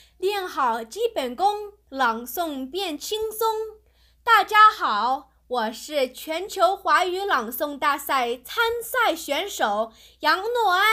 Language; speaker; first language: Chinese; early bilingual, heritage; Chinese